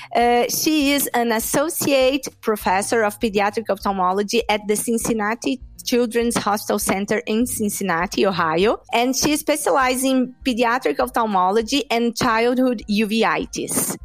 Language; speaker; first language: English; non-native, fluent; Portuguese